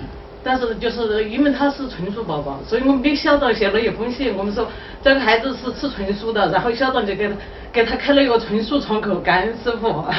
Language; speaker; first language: Chinese; native; Chinese